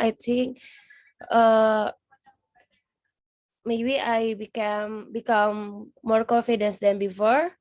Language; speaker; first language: English; non-native, learner; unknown